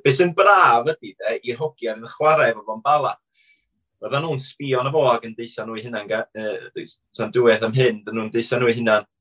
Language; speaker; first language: Welsh; native; Welsh